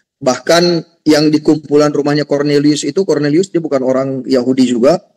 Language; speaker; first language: Indonesian; native; Indonesian